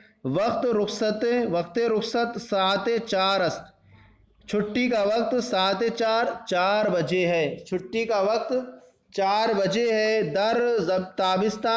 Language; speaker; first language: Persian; non-native, fluent; Urdu